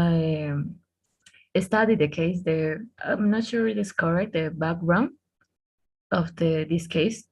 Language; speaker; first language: English; non-native, learner; Spanish